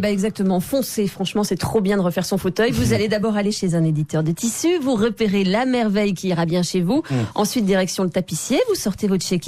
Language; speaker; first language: French; native; French